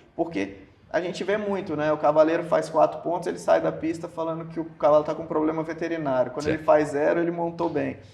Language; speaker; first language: Portuguese; native; Portuguese